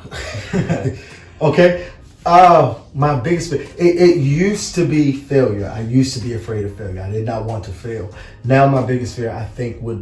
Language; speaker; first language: English; native; English